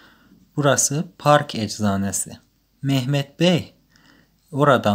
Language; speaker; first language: Turkish; non-native, fluent; Persian